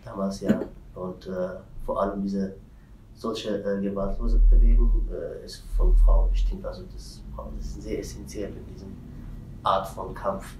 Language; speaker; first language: German; non-native, fluent; Tigrinya